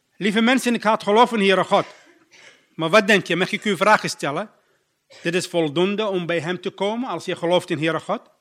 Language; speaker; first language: Dutch; non-native, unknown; Arabic